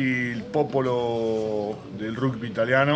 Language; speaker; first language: Italian; non-native, learner; Spanish